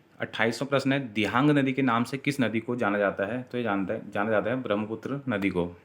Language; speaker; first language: Hindi; native; Hindi